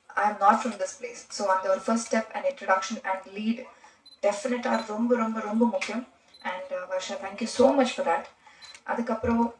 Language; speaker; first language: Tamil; non-native, learner; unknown